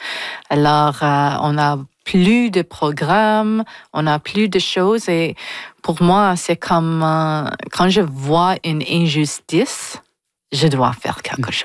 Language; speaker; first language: French; non-native, local second language; English